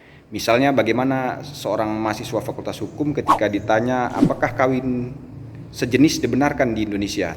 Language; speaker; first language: Indonesian; native; Indonesian